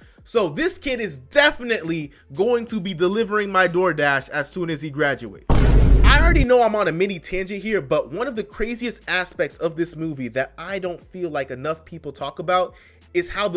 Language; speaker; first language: English; native; English